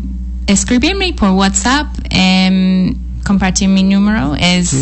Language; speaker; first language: Spanish; non-native, fluent; English